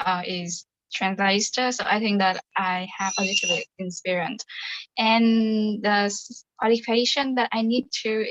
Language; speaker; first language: English; non-native, fluent; Vietnamese